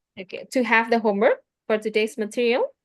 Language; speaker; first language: English; non-native, fluent; Indonesian